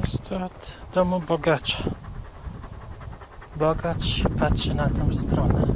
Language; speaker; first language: Polish; early bilingual, heritage; Polish